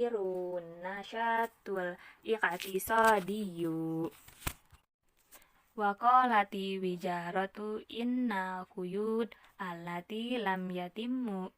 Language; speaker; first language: Arabic; non-native, learner; Indonesian